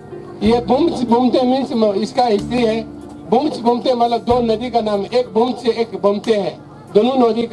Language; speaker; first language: Hindi; non-native, local second language; Nyishi